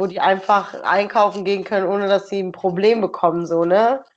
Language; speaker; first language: German; native; German